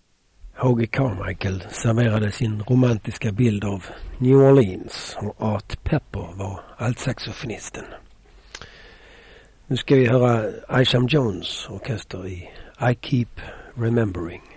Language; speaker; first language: Swedish; native; Swedish